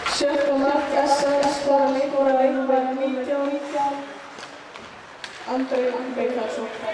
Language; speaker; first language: Icelandic; native; Icelandic